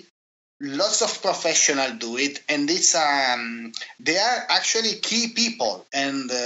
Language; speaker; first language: English; non-native, fluent; Italian